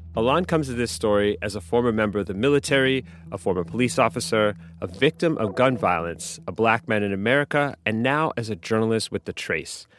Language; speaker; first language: English; native; English